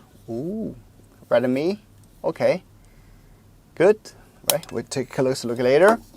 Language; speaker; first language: English; non-native, local second language; Chinese